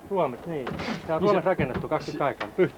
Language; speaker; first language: Finnish; native; Finnish